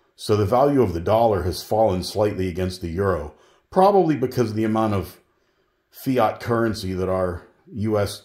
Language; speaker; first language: English; native; English